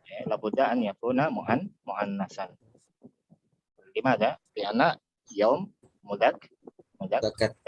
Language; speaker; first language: Arabic; non-native, fluent; Indonesian